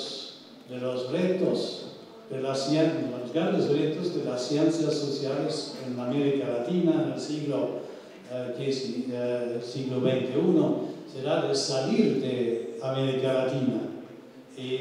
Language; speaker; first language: Spanish; non-native, fluent; Swedish